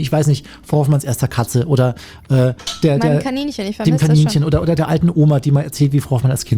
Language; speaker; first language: German; native; German